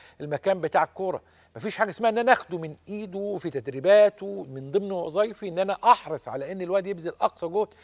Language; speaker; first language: Arabic; native; Arabic